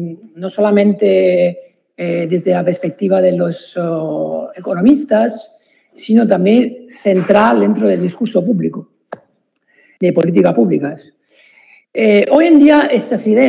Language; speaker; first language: Spanish; non-native, fluent; Italian